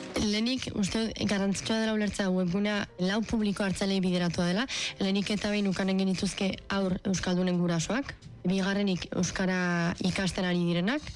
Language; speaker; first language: Basque; native; Basque